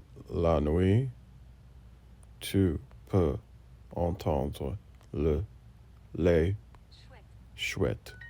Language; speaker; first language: French; non-native, learner; English